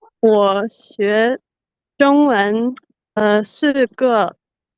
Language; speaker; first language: Chinese; non-native, learner; Finnish